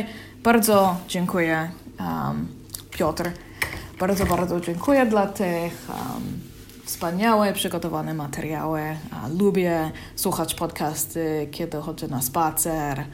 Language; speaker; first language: Polish; non-native, learner; English